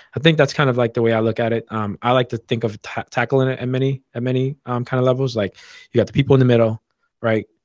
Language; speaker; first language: English; native; English